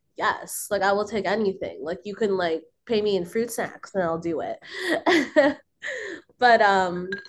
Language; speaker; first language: English; early bilingual, other home language; Filipino